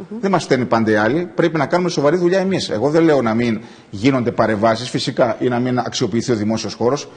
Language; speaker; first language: Greek; native; Greek